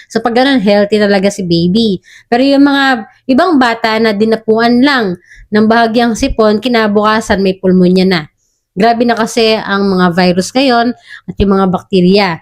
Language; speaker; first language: Filipino; native; Filipino